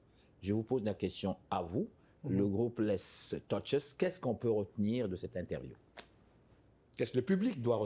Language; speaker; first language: French; native; French